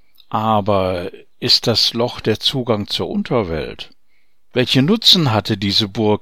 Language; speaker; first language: German; native; German